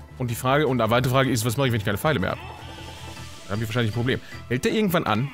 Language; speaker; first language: German; native; German